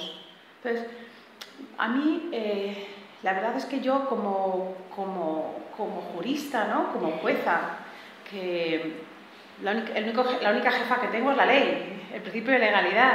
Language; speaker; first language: Spanish; native; Spanish